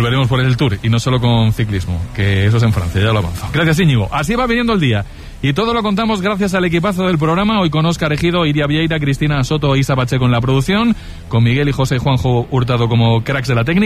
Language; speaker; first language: Spanish; native; Spanish